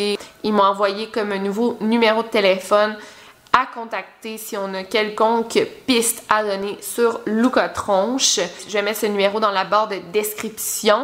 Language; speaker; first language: French; native; French